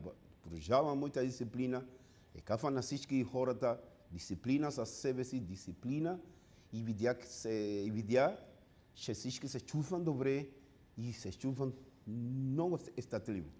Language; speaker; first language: Bulgarian; non-native, learner; Spanish